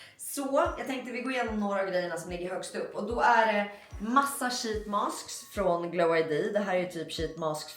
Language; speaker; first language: Swedish; native; Swedish